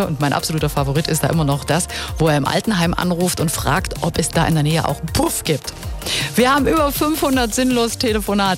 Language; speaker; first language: German; native; German